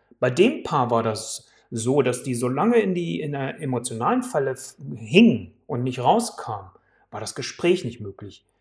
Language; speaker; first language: German; native; German